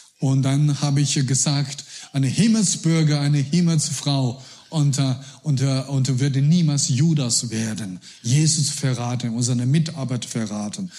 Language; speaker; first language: German; non-native, learner; Chinese